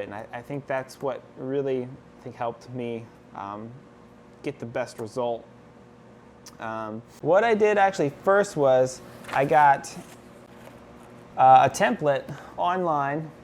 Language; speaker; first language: English; native; English